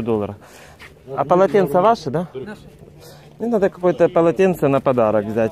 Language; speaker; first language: Russian; native; Russian